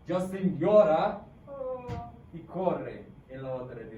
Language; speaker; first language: Spanish; non-native, fluent; English